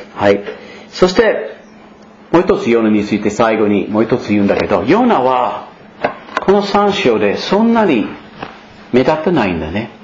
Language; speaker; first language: Japanese; non-native, fluent; English